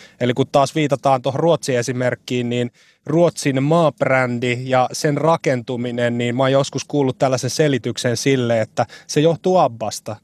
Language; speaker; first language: Finnish; native; Finnish